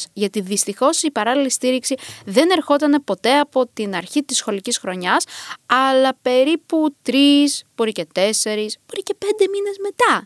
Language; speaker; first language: Greek; early bilingual, other home language; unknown